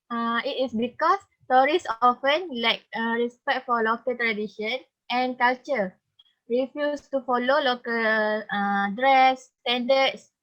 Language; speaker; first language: English; non-native, local second language; Malay